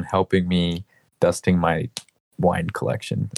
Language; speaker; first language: English; native; English